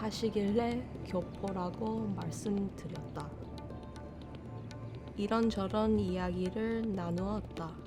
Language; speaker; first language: Korean; early bilingual, heritage; Korean